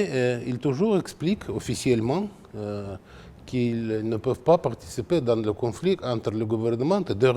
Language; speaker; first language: French; non-native, fluent; Russian